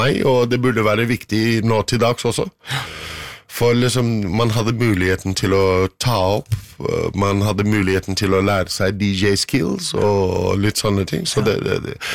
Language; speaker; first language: Norwegian; non-native, fluent; English